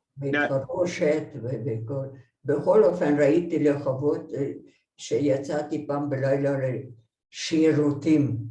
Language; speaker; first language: Hebrew; non-native, fluent; Hungarian